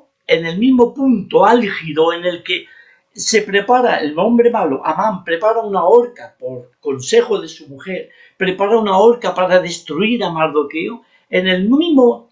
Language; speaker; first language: Spanish; native; Spanish